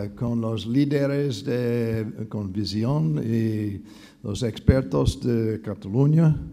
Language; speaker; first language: Spanish; non-native, learner; English